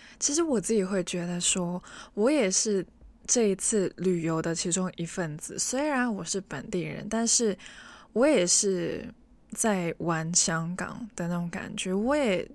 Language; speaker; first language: Chinese; non-native, local second language; Cantonese